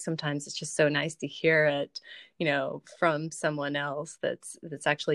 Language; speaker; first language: English; native; English